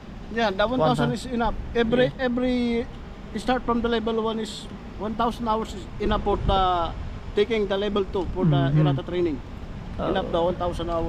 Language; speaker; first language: English; non-native, learner; Filipino